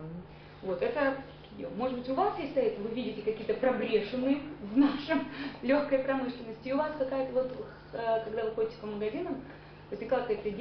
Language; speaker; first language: Russian; native; Russian